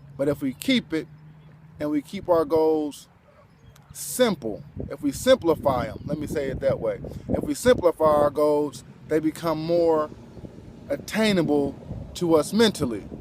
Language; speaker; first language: English; native; English